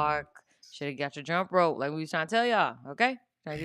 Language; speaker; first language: English; native; English